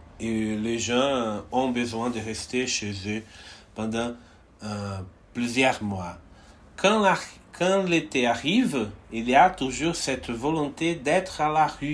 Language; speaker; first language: French; non-native, fluent; Portuguese